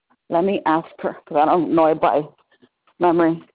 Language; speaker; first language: English; early bilingual, other home language; Spanish